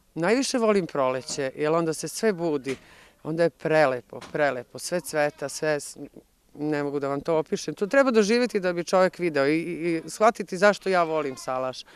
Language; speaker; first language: Serbian; native; Serbian